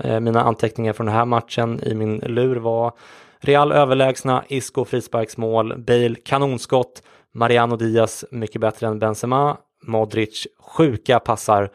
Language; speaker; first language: Swedish; native; Swedish